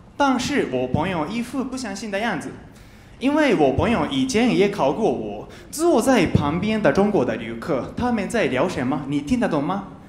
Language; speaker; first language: Chinese; non-native, fluent; Japanese